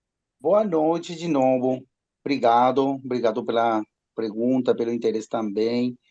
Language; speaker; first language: Portuguese; non-native, learner; Spanish